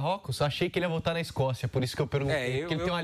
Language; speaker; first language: Portuguese; native; Portuguese